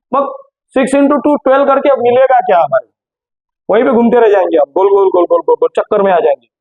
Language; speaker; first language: Hindi; non-native, local second language; Marathi